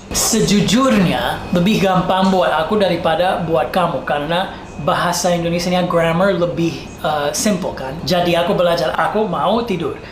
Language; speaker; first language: Indonesian; non-native, fluent; English